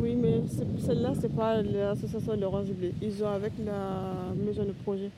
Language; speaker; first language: French; non-native, learner; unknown